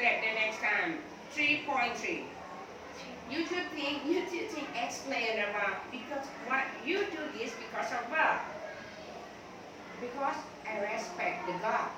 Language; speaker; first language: English; non-native, learner; Thai